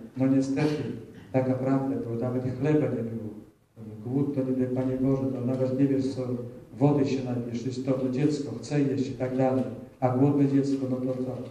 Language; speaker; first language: Polish; early bilingual, heritage; Polish